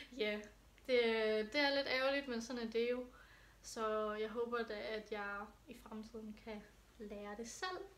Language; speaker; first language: Danish; early bilingual, other home language; Thai